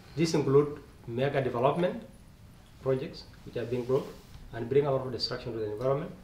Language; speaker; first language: English; non-native, local second language; Masai